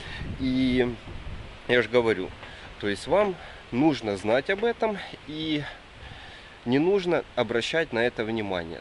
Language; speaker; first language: Russian; native; Russian